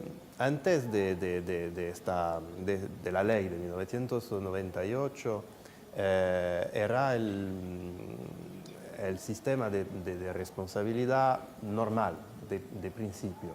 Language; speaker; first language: Spanish; non-native, fluent; French